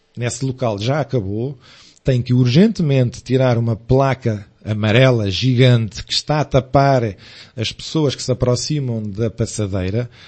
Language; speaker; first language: Portuguese; native; Portuguese